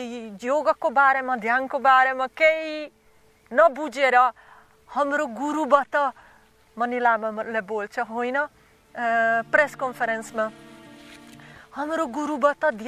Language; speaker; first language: Nepali; non-native, learner; Slovak